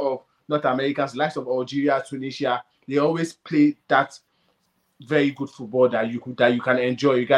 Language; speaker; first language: English; non-native, local second language; Yoruba